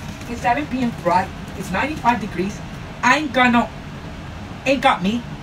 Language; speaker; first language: English; early bilingual, other home language; Spanish